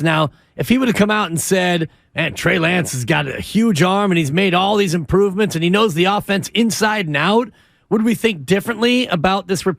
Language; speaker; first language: English; native; English